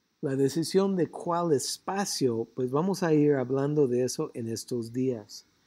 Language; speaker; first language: Spanish; non-native, fluent; English